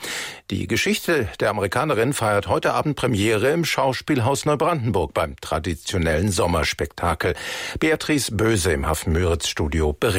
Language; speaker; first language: German; native; German